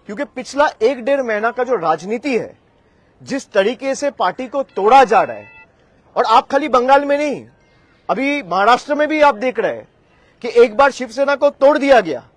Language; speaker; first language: Hindi; non-native, local second language; Bangla